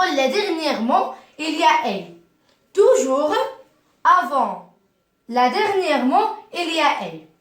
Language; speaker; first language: French; non-native, learner; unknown